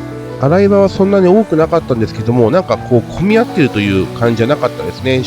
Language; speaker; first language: Japanese; native; Japanese